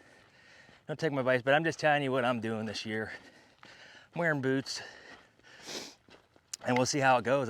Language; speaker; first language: English; native; English